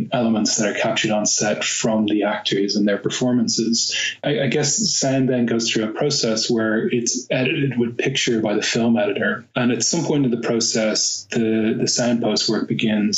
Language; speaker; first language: English; native; English